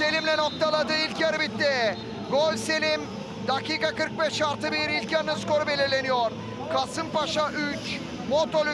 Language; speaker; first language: Turkish; native; Turkish